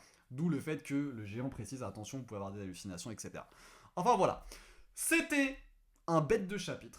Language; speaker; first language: French; native; French